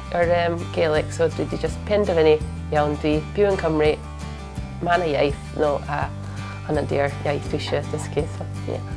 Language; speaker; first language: Welsh; non-native, learner; English